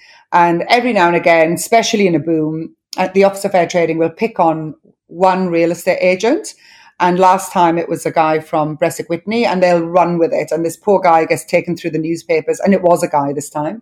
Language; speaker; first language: English; non-native, local second language; Welsh